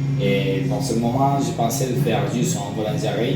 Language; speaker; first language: French; non-native, learner; Spanish